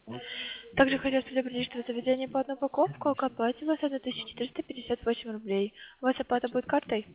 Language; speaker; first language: Russian; native; Russian